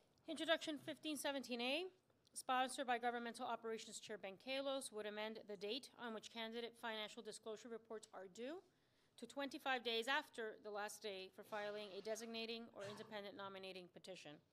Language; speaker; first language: English; early bilingual, other home language; Spanish